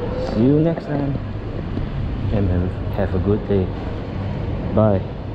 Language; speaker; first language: English; non-native, local second language; Chinese